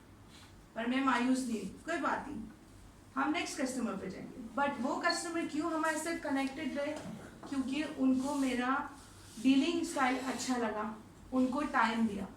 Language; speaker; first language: Urdu; non-native, local second language; Gujarati